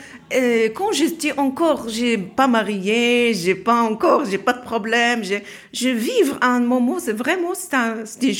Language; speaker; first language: French; non-native, learner; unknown